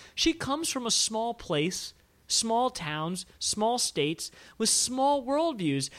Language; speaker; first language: English; native; English